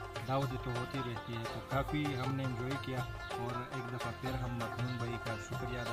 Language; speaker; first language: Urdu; non-native, local second language; Pashto